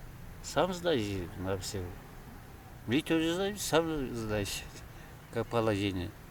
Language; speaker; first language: Russian; non-native, local second language; Kara-Kalpak